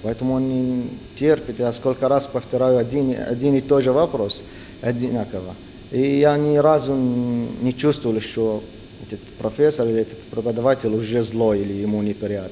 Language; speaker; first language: Russian; non-native, learner; Arabic